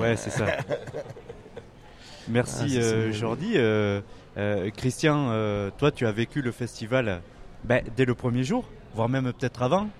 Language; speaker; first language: French; native; French